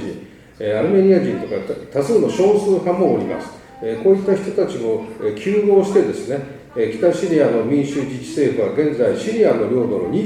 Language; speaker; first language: Japanese; native; Japanese